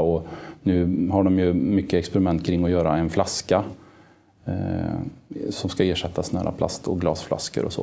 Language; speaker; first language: Swedish; native; Swedish